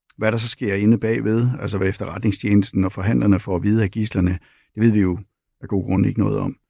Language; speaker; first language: Danish; native; Danish